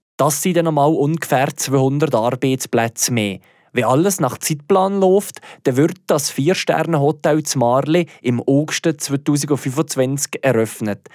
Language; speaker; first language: German; native; German